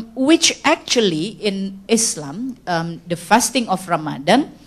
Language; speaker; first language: English; non-native, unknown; Indonesian